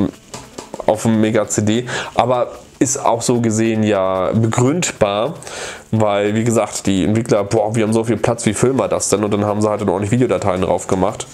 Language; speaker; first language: German; native; German